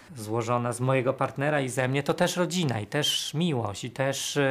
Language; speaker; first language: Polish; native; Polish